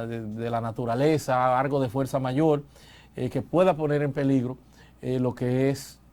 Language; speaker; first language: Spanish; native; Spanish